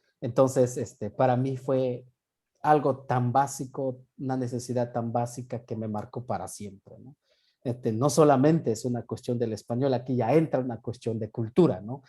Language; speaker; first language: Spanish; non-native, local second language; Yucateco